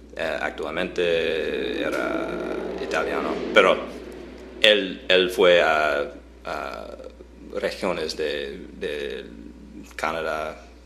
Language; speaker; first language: Spanish; non-native, fluent; English